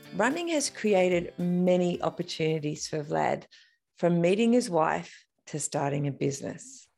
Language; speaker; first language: English; native; English